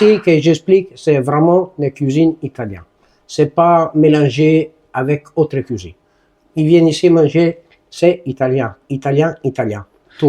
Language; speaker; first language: French; non-native, learner; Italian